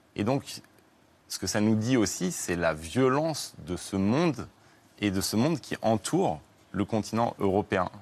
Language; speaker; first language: French; native; French